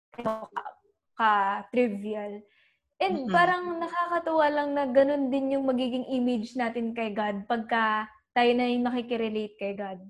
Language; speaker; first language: Filipino; native; Filipino